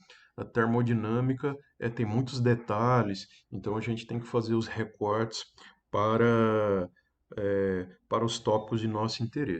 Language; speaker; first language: Portuguese; native; Portuguese